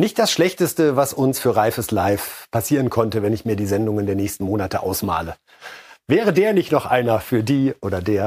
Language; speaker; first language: German; native; German